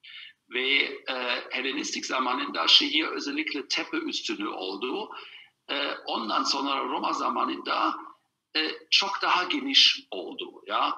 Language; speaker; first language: Turkish; non-native, learner; German